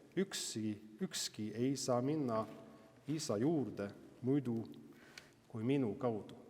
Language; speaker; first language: Estonian; non-native, fluent; Norwegian